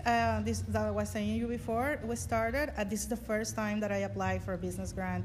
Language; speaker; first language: English; non-native, fluent; Spanish